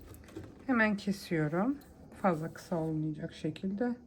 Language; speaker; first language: Turkish; native; Turkish